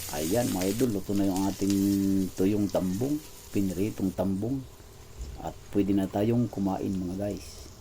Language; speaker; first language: Filipino; non-native, local second language; Cebuano